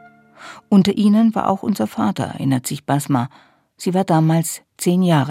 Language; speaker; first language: German; native; German